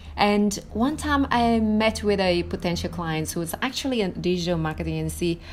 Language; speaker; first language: English; non-native, fluent; Vietnamese